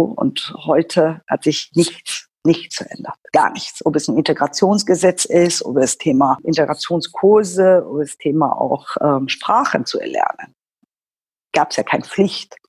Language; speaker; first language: German; non-native, fluent; Persian